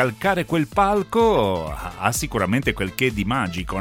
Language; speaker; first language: Italian; native; Italian